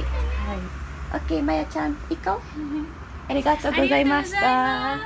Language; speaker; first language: Japanese; non-native, learner; English